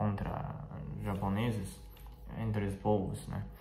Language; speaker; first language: Portuguese; non-native, fluent; Chinese